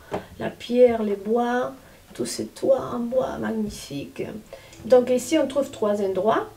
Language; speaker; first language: French; non-native, fluent; Spanish